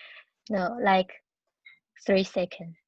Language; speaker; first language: English; non-native, learner; Chinese